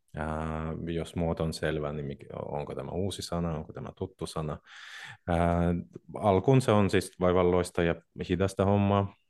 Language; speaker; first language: Finnish; non-native, fluent; Russian